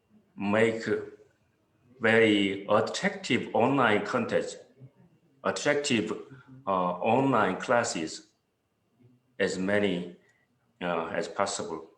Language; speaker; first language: English; non-native, fluent; Korean